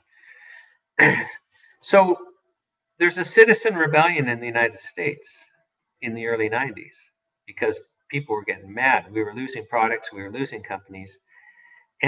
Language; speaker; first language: English; native; English